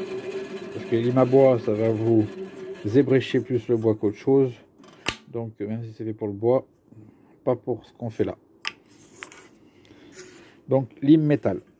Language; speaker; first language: French; native; French